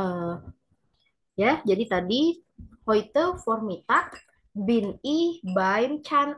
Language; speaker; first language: German; non-native, learner; Indonesian